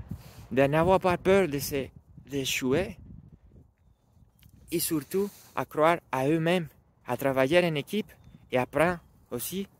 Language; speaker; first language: French; non-native, learner; Spanish